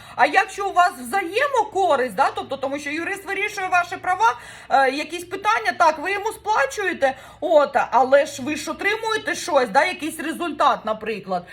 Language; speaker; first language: Ukrainian; non-native, local second language; Russian